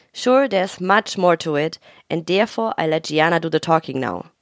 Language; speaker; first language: English; non-native, fluent; German